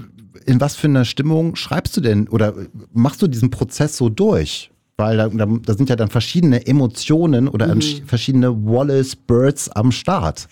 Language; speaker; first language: German; native; German